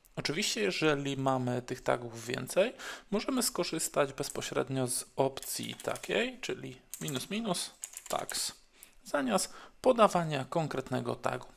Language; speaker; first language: Polish; native; Polish